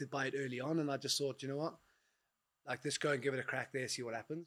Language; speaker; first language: English; native; English